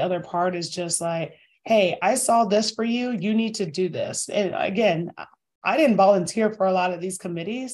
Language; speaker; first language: English; native; English